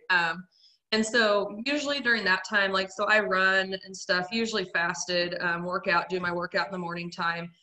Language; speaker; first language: English; native; English